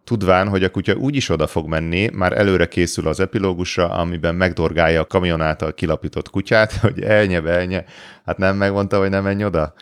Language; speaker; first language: Hungarian; native; Hungarian